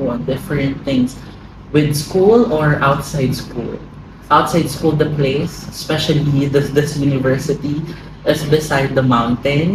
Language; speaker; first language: English; non-native, fluent; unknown